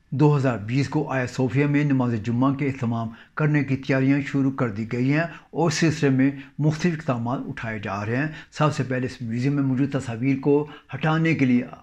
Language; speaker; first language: Urdu; native; Urdu